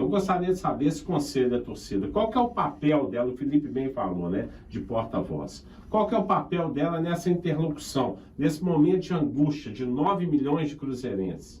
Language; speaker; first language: Portuguese; native; Portuguese